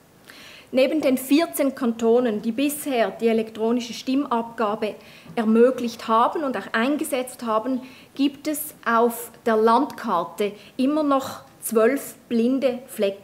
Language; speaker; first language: German; native; German